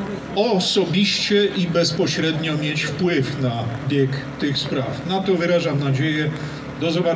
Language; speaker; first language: Polish; native; Polish